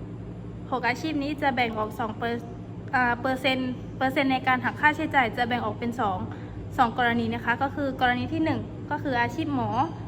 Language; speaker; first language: Thai; non-native, local second language; Pattani Malay